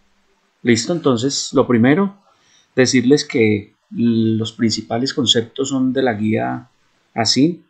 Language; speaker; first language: Spanish; native; Spanish